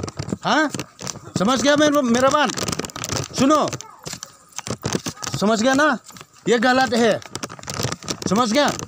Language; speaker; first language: Hindi; non-native, local second language; Khasi